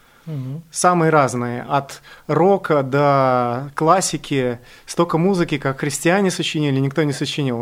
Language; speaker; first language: Russian; native; Russian